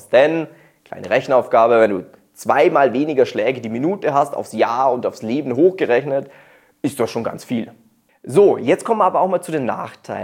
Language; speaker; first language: German; native; German